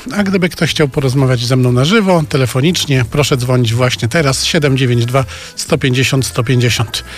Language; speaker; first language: Polish; native; Polish